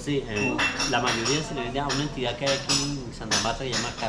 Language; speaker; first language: Spanish; native; Spanish